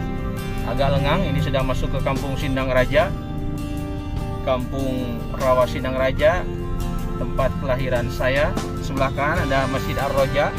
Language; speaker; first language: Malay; non-native, local second language; Sundanese